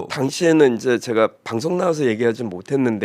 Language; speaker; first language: Korean; native; Korean